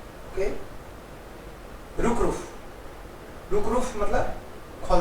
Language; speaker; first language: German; non-native, fluent; Hindi